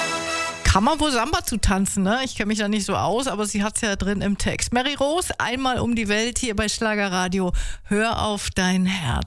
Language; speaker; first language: German; native; German